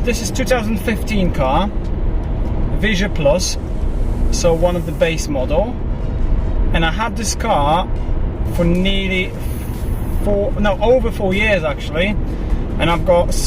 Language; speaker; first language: English; non-native, fluent; Polish